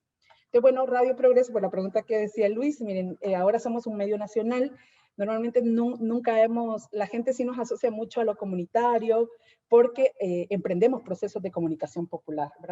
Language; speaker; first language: Spanish; native; Spanish